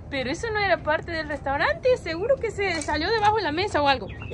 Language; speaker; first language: Spanish; native; Spanish